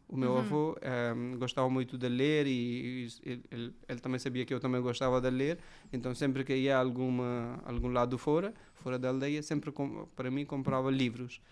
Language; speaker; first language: Portuguese; non-native, fluent; Hindi